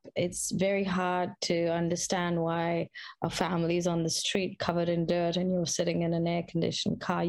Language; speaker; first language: English; non-native, local second language; Hindi